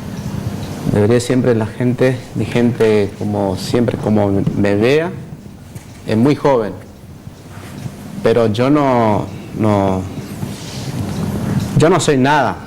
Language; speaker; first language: Spanish; non-native, local second language; Guarani